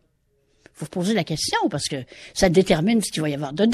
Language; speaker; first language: French; native; French